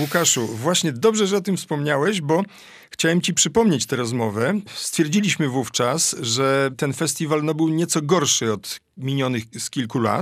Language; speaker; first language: Polish; native; Polish